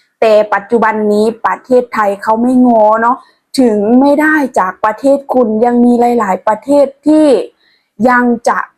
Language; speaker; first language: Thai; non-native, local second language; Northeastern Thai